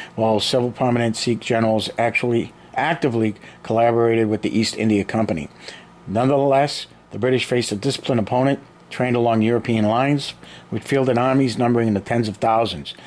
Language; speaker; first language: English; native; English